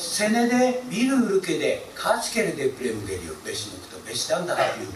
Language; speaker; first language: Turkish; non-native, fluent; Japanese